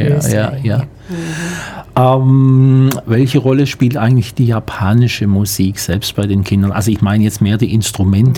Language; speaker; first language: German; native; German